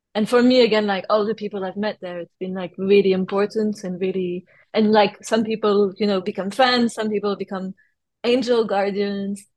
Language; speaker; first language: English; non-native, fluent; French